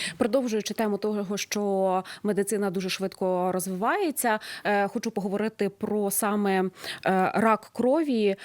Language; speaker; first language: Ukrainian; native; Ukrainian